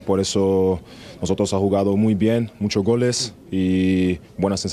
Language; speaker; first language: Spanish; non-native, learner; German